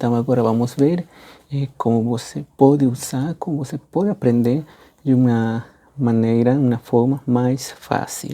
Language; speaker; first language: Portuguese; non-native, fluent; Spanish